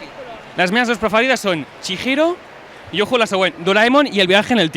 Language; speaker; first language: Catalan; native; Catalan